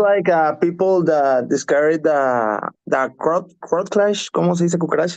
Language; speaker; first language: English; non-native, learner; Spanish